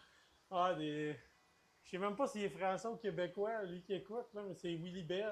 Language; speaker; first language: French; native; French